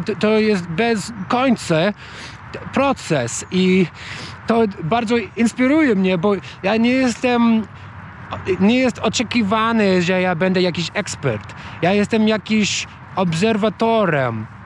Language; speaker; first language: Polish; non-native, learner; English